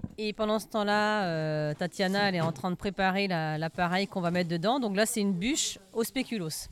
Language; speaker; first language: French; native; French